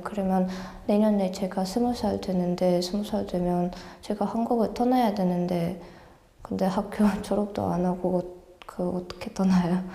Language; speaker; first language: Korean; non-native, fluent; Russian